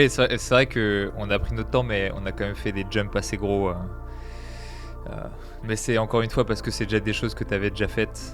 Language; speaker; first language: French; native; French